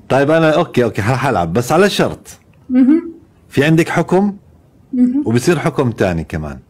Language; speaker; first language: Arabic; native; Arabic